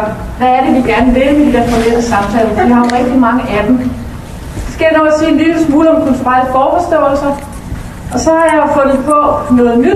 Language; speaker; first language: Danish; native; Danish